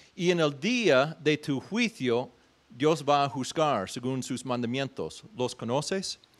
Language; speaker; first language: Spanish; non-native, fluent; English